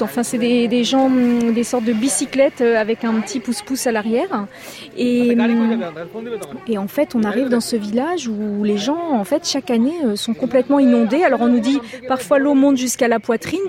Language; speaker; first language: French; native; French